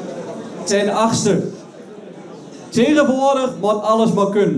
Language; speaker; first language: Dutch; native; Dutch